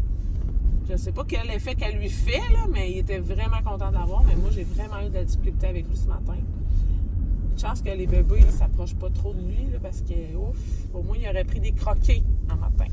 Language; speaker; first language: French; native; French